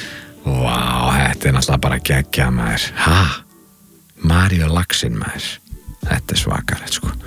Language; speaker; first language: Icelandic; native; Icelandic